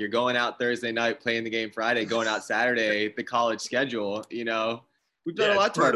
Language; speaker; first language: English; native; English